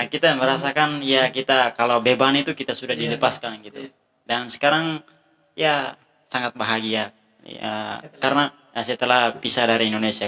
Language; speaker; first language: Indonesian; non-native, fluent; Tetum